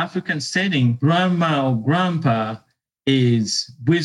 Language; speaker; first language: English; non-native, local second language; Ganda